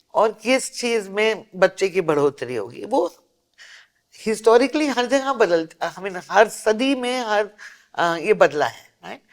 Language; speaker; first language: Hindi; native; Hindi